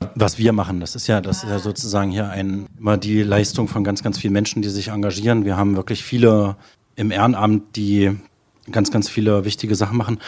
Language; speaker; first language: German; native; German